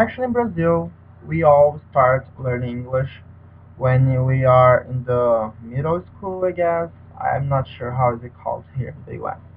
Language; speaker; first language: English; non-native, learner; Portuguese